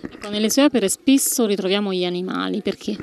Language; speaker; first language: Italian; native; Italian